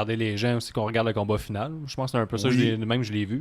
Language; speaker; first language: French; native; French